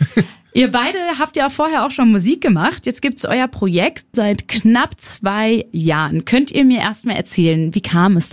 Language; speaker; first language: German; native; German